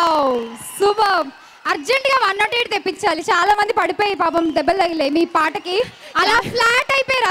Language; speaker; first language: Telugu; native; Telugu